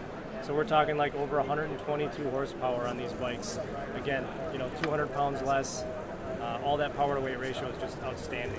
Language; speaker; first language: English; native; English